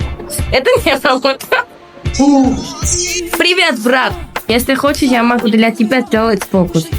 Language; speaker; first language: Russian; non-native, fluent; Armenian